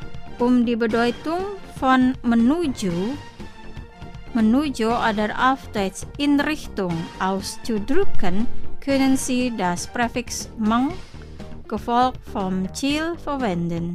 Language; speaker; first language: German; non-native, fluent; Indonesian